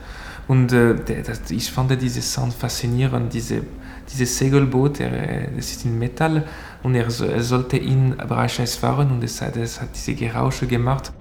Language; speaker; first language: German; non-native, learner; French